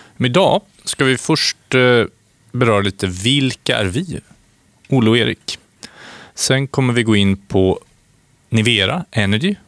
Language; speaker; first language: Swedish; native; Swedish